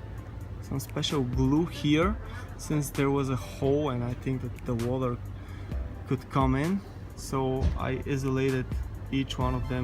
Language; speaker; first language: English; non-native, fluent; Bulgarian